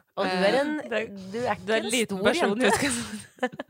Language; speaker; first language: Norwegian; native; Norwegian